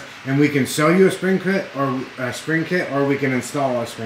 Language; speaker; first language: English; native; English